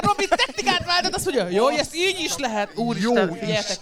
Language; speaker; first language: Hungarian; native; Hungarian